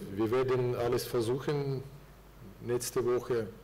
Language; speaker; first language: German; non-native, learner; Russian